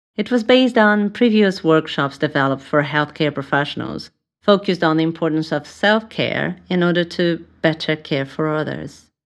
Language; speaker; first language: English; non-native, fluent; Portuguese